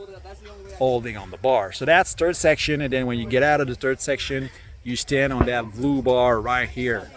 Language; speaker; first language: English; non-native, local second language; French